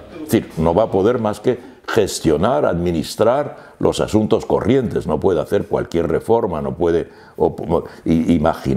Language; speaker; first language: Spanish; native; Spanish